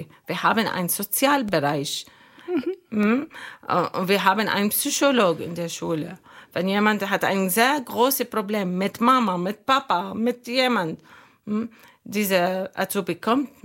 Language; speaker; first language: German; non-native, learner; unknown